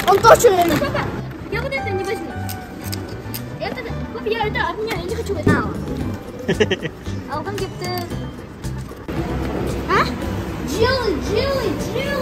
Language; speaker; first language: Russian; non-native, local second language; Kazakh